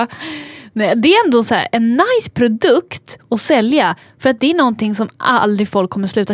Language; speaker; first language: Swedish; native; Swedish